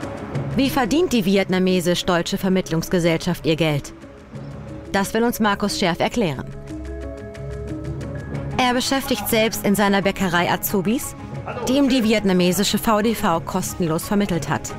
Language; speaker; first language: German; native; German